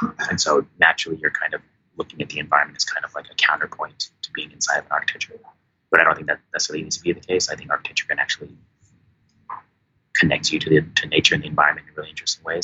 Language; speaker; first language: English; native; English